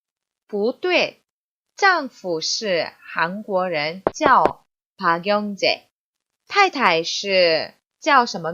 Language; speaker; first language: Chinese; non-native, fluent; Korean